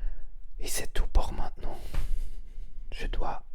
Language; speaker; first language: French; non-native, learner; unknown